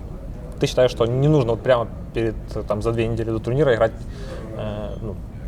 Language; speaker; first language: Russian; native; Russian